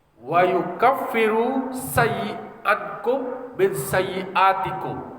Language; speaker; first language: Malay; non-native, local second language; Minangkabau